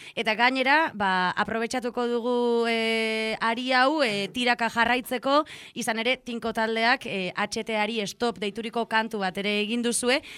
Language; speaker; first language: Basque; non-native, local second language; Spanish